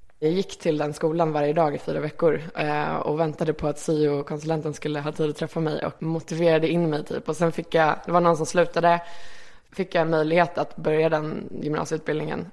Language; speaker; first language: Swedish; early bilingual, other home language; Icelandic